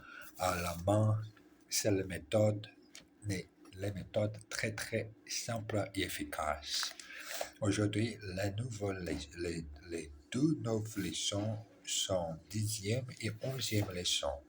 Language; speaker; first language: French; non-native, learner; German